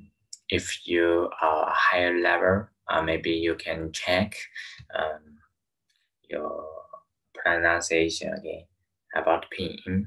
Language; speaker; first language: English; non-native, learner; Chinese